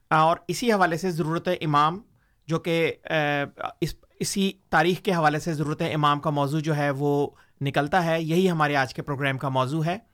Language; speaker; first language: Urdu; native; Urdu